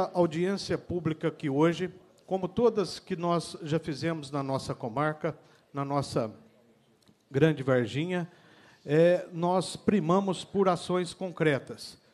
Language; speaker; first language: Portuguese; native; Portuguese